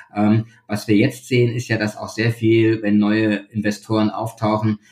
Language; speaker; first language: German; native; German